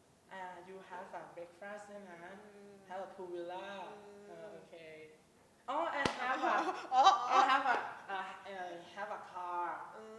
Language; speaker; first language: English; non-native, learner; Thai